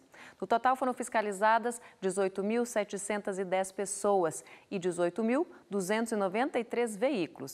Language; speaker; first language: Portuguese; native; Portuguese